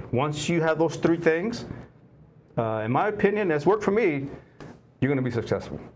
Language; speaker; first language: English; native; English